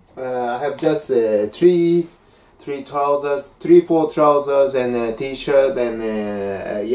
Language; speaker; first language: English; non-native, learner; Japanese